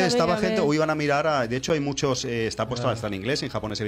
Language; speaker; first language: Spanish; native; Spanish